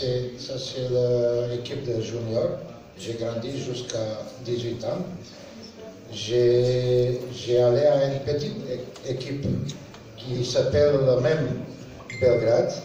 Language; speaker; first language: French; non-native, learner; Serbian